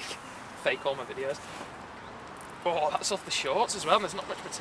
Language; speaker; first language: English; native; English